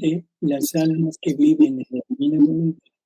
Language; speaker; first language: Spanish; native; Spanish